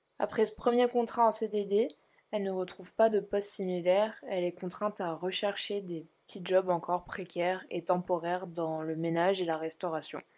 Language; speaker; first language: French; native; French